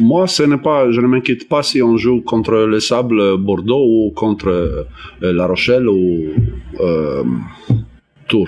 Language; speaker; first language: French; non-native, learner; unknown